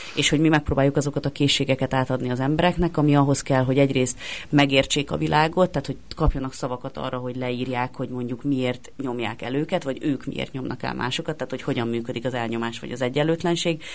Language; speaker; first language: Hungarian; native; Hungarian